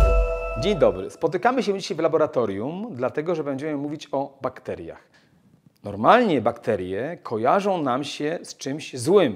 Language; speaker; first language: Polish; native; Polish